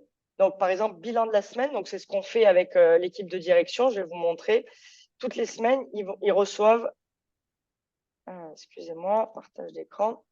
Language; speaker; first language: French; native; French